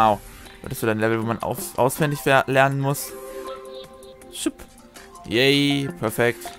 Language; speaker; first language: German; native; German